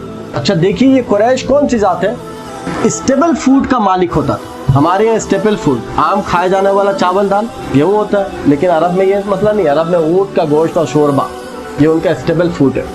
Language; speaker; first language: Urdu; native; Urdu